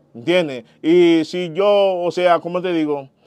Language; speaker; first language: Spanish; non-native, learner; Haitian Creole